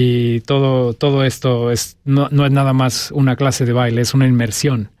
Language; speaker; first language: Spanish; native; Spanish